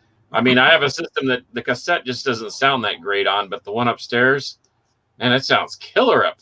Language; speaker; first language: English; native; English